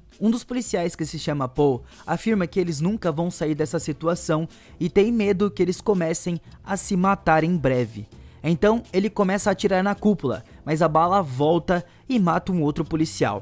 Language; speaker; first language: Portuguese; native; Portuguese